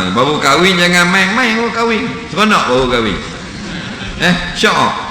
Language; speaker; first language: Malay; native; Malay